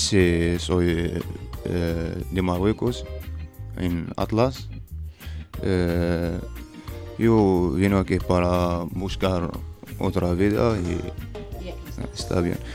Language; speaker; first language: Spanish; non-native, learner; Berber languages